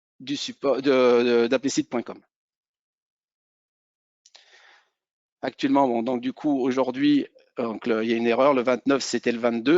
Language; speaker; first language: French; native; French